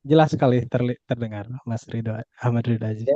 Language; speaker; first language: Indonesian; native; Indonesian